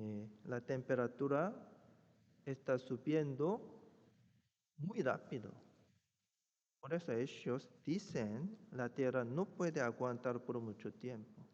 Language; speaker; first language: Spanish; non-native, fluent; Korean